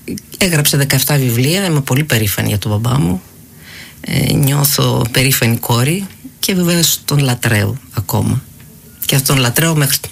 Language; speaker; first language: Greek; non-native, fluent; Uzbek